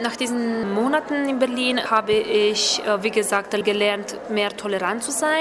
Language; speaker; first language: German; non-native, fluent; Romanian